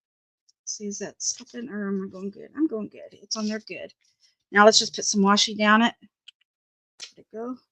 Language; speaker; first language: English; native; English